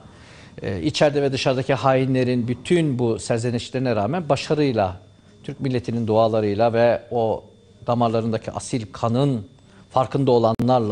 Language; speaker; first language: Turkish; native; Turkish